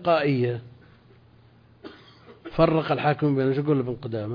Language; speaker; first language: Arabic; native; Arabic